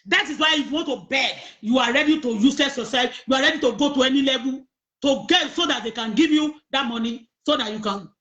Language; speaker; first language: English; non-native, local second language; Yoruba